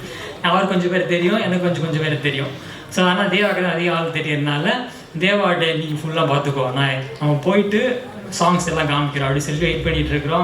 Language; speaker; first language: Tamil; native; Tamil